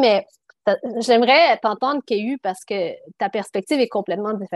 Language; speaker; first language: French; native; French